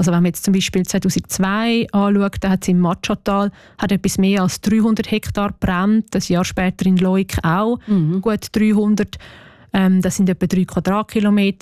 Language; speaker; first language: German; native; German